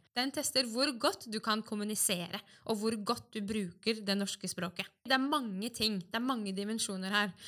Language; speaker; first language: Norwegian; native; Norwegian